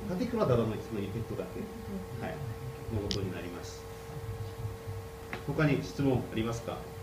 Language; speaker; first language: Japanese; non-native, fluent; Korean